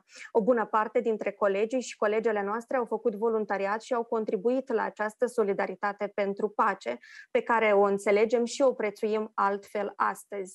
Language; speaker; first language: Romanian; native; Romanian